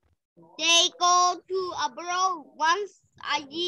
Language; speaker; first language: English; non-native, learner; Thai